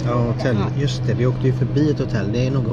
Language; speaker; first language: Swedish; native; Swedish